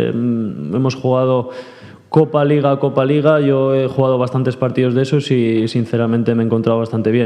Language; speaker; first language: Spanish; native; Spanish